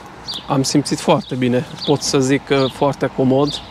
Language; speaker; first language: Romanian; non-native, local second language; Hungarian